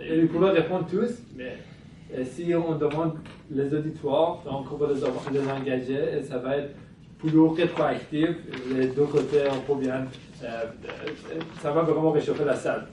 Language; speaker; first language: French; non-native, fluent; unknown